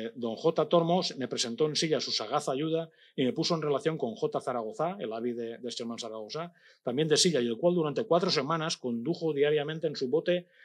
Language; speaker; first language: Spanish; non-native, local second language; Catalan